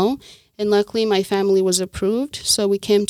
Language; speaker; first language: English; non-native, local second language; Kinyarwanda